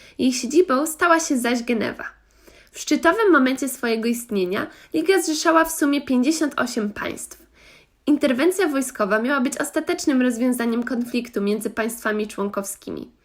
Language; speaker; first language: Polish; native; Polish